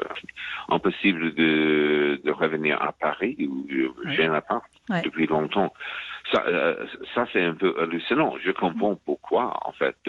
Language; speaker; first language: French; non-native, fluent; English